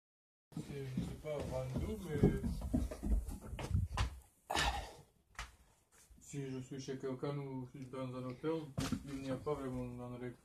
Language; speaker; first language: French; non-native, learner; Croatian